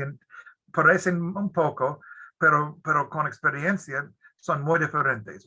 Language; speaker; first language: Spanish; non-native, fluent; English